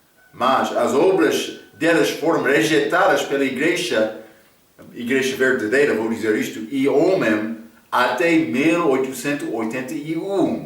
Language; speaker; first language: Portuguese; non-native, fluent; English